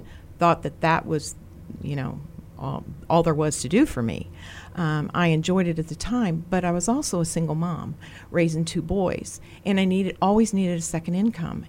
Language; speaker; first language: English; native; English